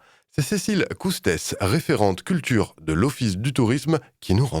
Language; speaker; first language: French; native; French